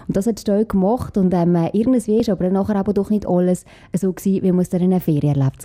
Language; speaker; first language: German; native; German